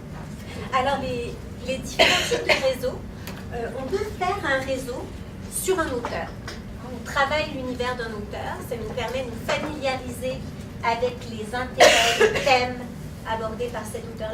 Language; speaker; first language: French; native; French